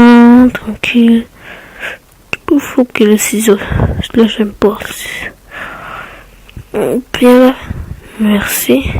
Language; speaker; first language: French; native; French